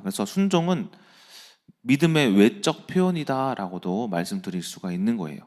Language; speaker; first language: Korean; native; Korean